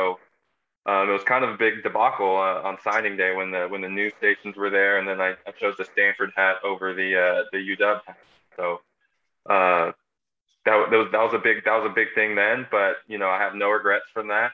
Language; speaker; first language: English; native; English